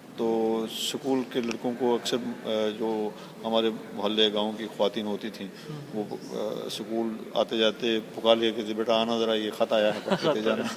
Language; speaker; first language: Urdu; non-native, local second language; Pahari-Potwari